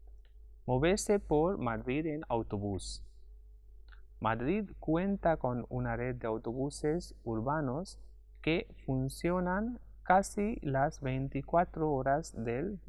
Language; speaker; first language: Spanish; non-native, fluent; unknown